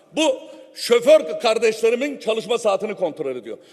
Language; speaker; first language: Turkish; native; Turkish